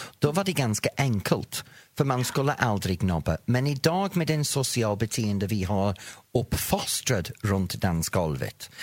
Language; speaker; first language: Swedish; non-native, fluent; English